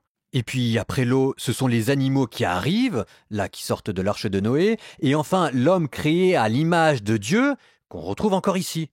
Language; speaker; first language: French; native; French